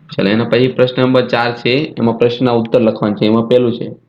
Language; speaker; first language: Hindi; non-native, local second language; Gujarati